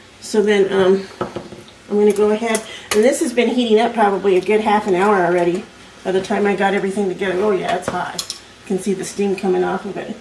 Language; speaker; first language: English; native; English